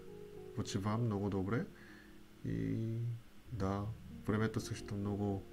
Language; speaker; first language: Bulgarian; non-native, learner; Korean